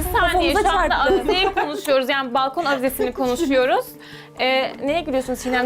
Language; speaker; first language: Turkish; native; Turkish